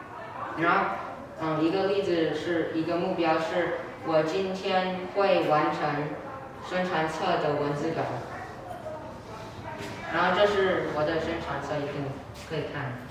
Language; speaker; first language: Chinese; non-native, learner; English